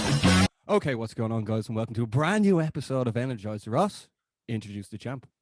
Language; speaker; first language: English; native; English